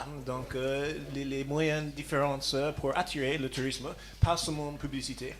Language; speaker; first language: French; non-native, fluent; English